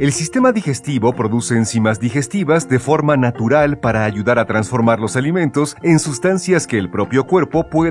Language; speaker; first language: Spanish; native; Spanish